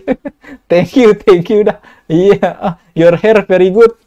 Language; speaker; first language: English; non-native, learner; Indonesian